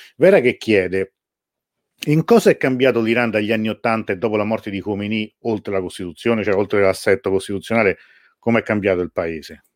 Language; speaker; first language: Italian; early bilingual, other home language; Persian